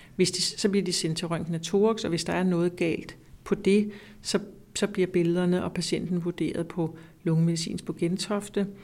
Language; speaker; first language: Danish; native; Danish